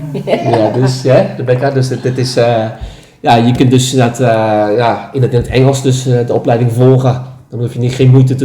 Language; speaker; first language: Dutch; non-native, fluent; Indonesian